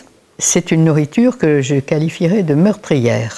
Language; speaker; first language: French; native; French